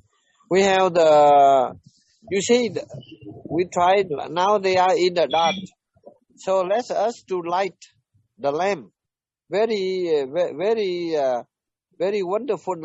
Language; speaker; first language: English; non-native, learner; Vietnamese